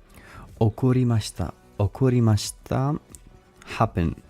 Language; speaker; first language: Japanese; non-native, learner; English